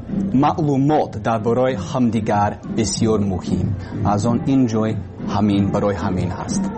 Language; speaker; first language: Persian; non-native, learner; English